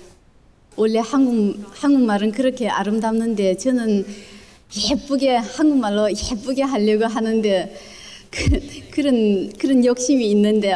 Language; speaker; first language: Korean; early bilingual, other home language; Chinese